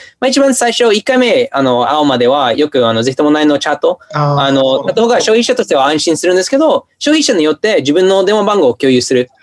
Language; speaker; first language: Japanese; non-native, fluent; English